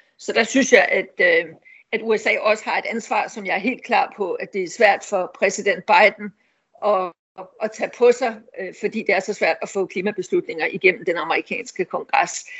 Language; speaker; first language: Danish; native; Danish